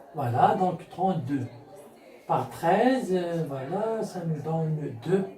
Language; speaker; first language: French; non-native, local second language; Arabic